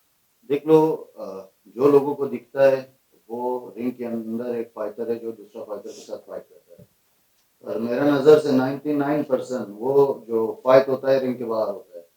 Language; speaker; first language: Hindi; non-native, fluent; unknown